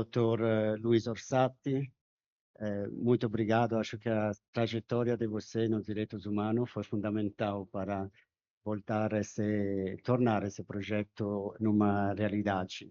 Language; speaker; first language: Portuguese; non-native, fluent; Spanish